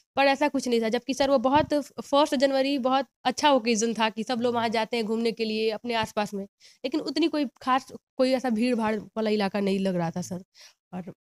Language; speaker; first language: Hindi; native; Hindi